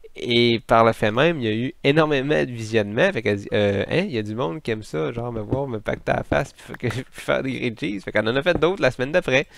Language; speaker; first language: French; native; French